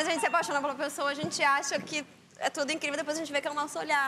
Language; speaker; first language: Portuguese; native; Portuguese